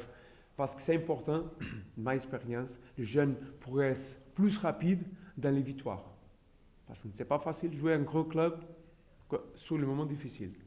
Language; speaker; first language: French; non-native, fluent; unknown